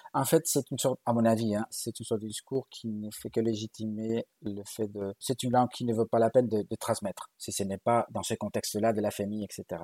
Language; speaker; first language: French; non-native, fluent; Galician